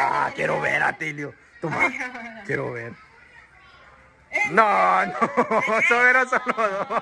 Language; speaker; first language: Spanish; native; Spanish